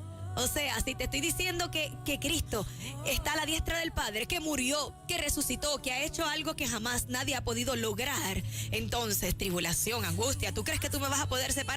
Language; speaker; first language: Spanish; native; Spanish